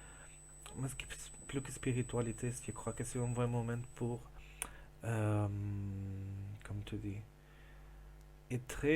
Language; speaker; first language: French; non-native, learner; Spanish